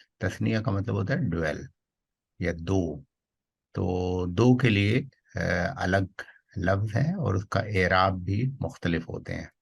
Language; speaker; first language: Urdu; native; Urdu